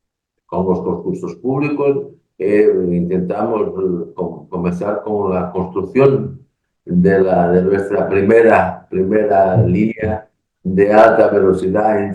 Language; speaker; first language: Spanish; non-native, learner; Portuguese